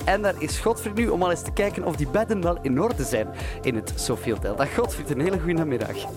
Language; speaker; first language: Dutch; native; Dutch